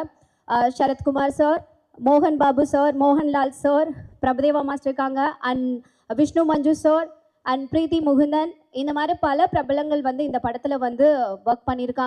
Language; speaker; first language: Tamil; native; Tamil